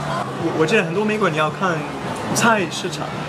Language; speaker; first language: Chinese; non-native, fluent; English